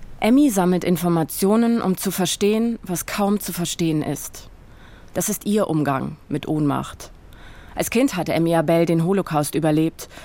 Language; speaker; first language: German; native; German